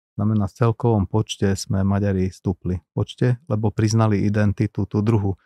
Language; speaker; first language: Slovak; non-native, local second language; Hungarian